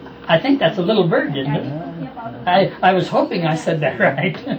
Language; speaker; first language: English; native; English